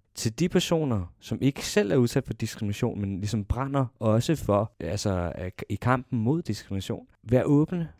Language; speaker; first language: Danish; early bilingual, other home language; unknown